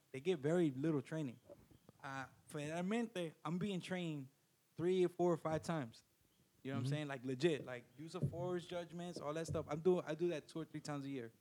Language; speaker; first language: English; early bilingual, other home language; Spanish